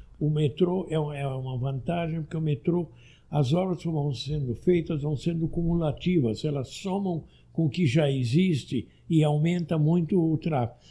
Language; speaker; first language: Portuguese; early bilingual, other home language; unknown